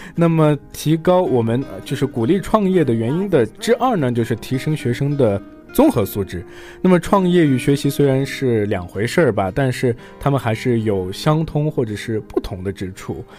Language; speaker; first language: Chinese; native; Chinese